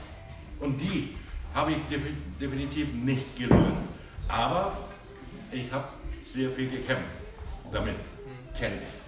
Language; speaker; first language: German; non-native, learner; Thai